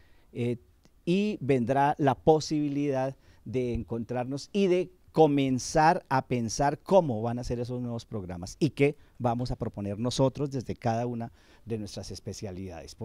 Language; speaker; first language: Spanish; native; Spanish